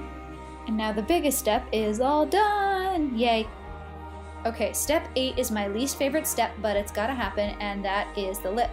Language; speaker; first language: English; native; English